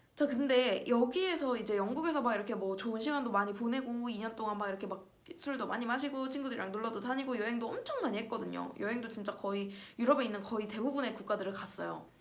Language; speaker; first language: Korean; native; Korean